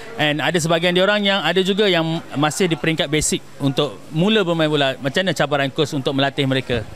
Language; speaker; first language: Malay; native; Malay